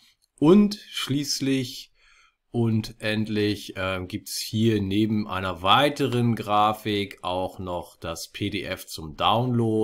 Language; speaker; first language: German; native; German